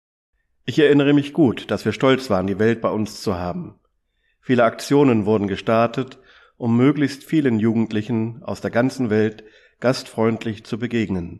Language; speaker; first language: German; native; German